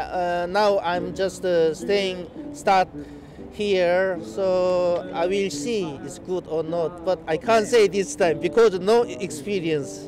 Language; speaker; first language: English; non-native, learner; Korean